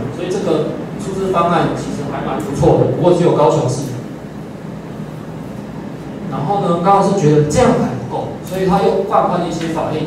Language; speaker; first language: Chinese; native; Chinese